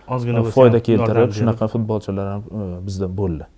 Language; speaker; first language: Uzbek; native; Uzbek